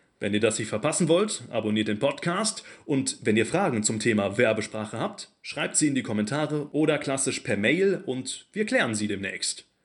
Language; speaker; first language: German; native; German